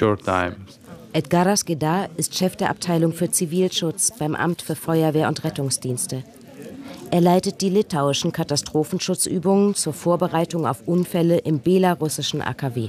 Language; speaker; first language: German; native; German